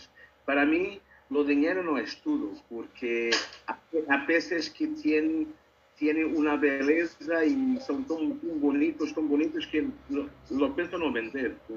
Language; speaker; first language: Spanish; non-native, learner; Portuguese